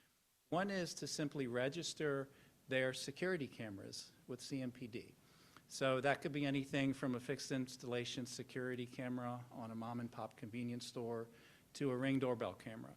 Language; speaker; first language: English; native; English